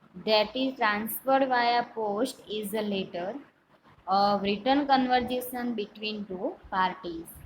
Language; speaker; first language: English; non-native, local second language; Gujarati